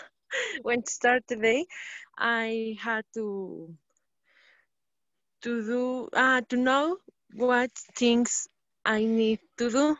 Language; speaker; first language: English; non-native, learner; Spanish